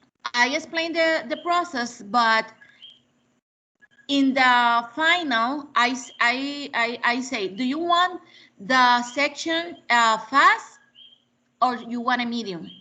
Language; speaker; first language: English; non-native, learner; Spanish